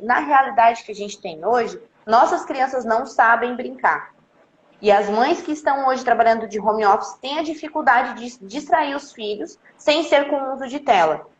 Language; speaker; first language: Portuguese; native; Portuguese